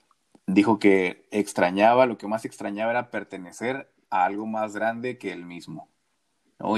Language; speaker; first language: Spanish; native; Spanish